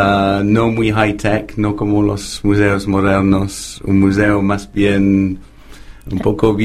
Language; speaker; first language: Spanish; non-native, fluent; English